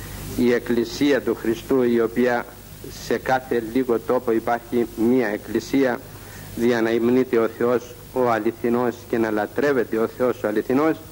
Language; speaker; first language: Greek; native; Greek